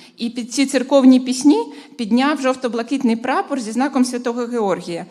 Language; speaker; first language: Ukrainian; native; Ukrainian